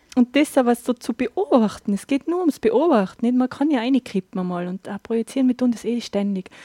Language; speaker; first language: German; native; German